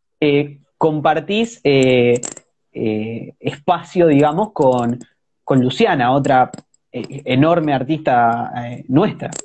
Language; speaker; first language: Spanish; native; Spanish